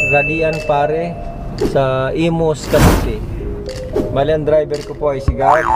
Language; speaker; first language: Filipino; non-native, local second language; Bikol